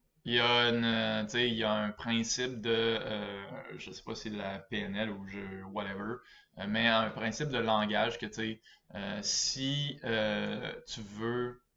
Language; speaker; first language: French; native; French